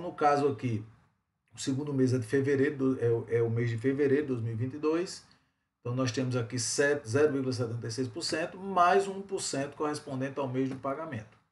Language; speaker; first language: Portuguese; native; Portuguese